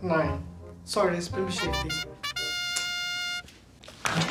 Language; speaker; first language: German; non-native, learner; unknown